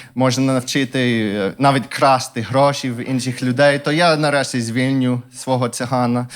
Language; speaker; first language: Ukrainian; non-native, fluent; English